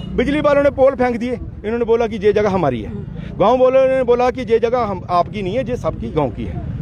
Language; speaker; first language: Hindi; native; Hindi